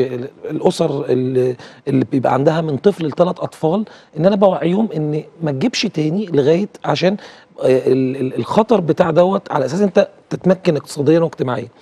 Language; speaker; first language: Arabic; native; Arabic